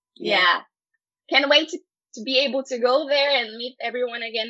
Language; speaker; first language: English; non-native, fluent; Portuguese